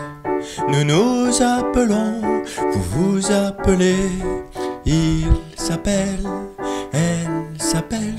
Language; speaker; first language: French; non-native, learner; Arabic